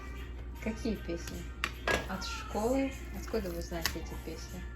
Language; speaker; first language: Russian; early bilingual, heritage; English